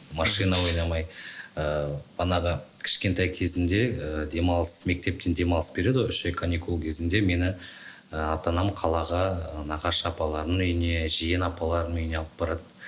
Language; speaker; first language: Kazakh; native; Kazakh